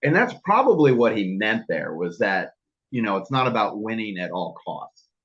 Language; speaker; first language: English; native; English